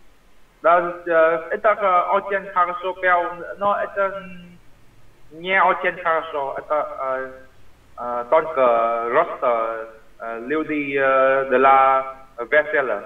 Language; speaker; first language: Russian; non-native, learner; Vietnamese